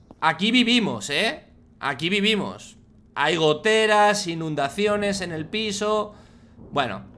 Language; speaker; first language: Spanish; native; Spanish